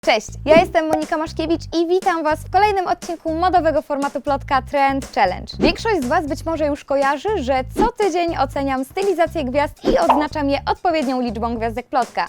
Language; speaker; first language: Polish; native; Polish